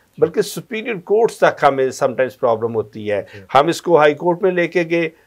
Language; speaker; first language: Urdu; non-native, local second language; Punjabi